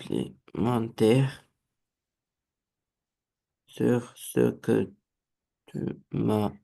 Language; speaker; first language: French; non-native, learner; Romanian